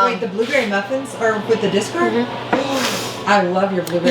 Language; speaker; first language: English; native; English